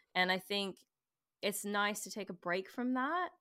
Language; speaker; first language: English; native; English